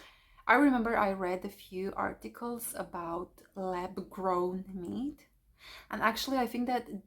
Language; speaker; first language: English; non-native, fluent; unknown